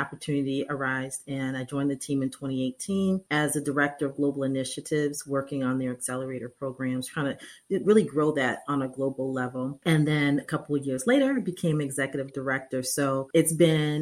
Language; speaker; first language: English; native; English